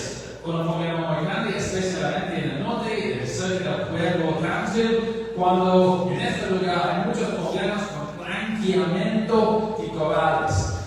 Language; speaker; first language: Spanish; non-native, learner; English